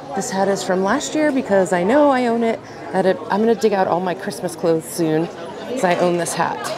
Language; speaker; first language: English; native; English